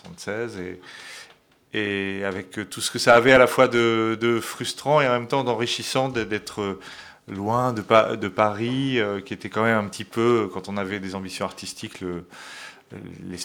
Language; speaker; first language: French; native; French